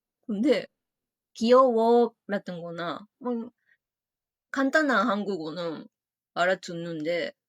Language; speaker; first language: Korean; non-native, fluent; Japanese